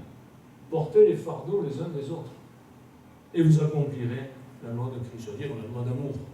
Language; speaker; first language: French; native; French